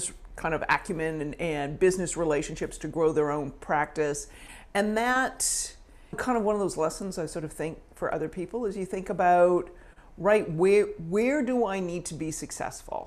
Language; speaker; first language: English; native; English